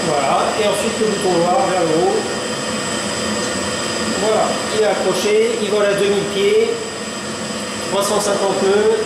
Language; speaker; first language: French; native; French